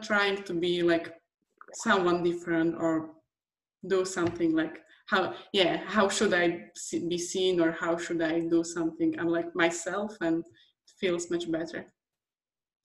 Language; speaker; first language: English; non-native, fluent; Slovak